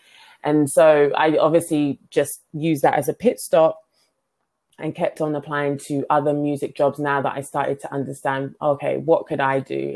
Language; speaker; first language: English; native; English